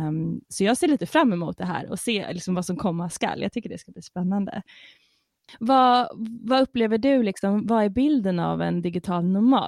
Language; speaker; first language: Swedish; native; Swedish